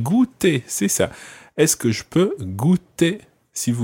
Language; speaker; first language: French; non-native, fluent; English